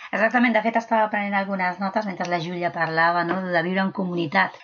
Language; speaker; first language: Catalan; native; Catalan